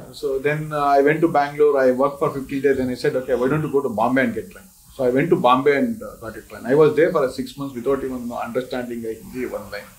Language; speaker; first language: English; non-native, local second language; Kannada